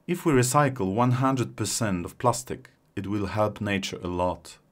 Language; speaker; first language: English; non-native, fluent; Polish